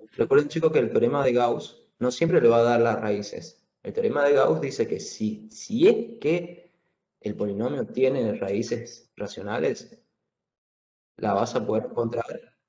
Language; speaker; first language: Spanish; native; Spanish